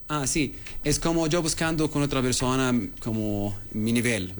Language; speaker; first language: Spanish; non-native, learner; Arabic